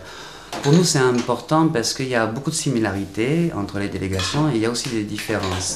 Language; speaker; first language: French; native; French